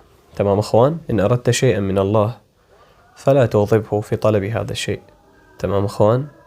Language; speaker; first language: Arabic; native; Arabic